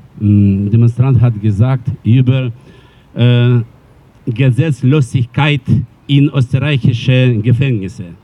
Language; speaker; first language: German; non-native, learner; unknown